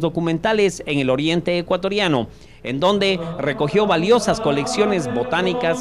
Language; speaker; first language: Spanish; native; Spanish